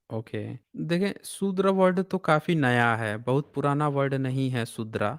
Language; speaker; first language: Hindi; native; Hindi